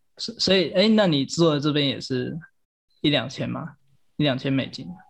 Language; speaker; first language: Chinese; native; Chinese